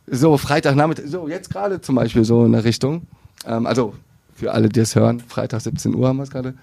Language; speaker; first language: German; native; German